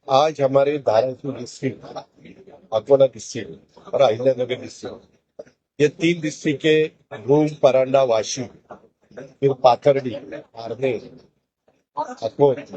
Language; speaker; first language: Hindi; non-native, local second language; Marathi